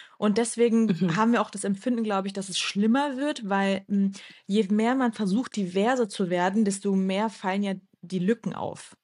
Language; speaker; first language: German; early bilingual, other home language; Turkish